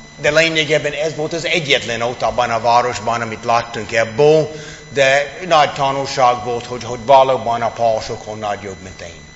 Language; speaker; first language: Hungarian; non-native, fluent; English